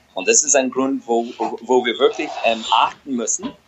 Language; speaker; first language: German; non-native, fluent; English